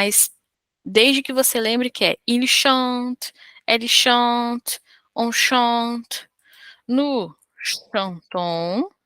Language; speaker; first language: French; non-native, fluent; Portuguese